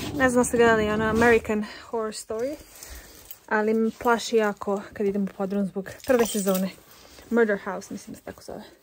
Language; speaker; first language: Serbian; early bilingual, heritage; Serbian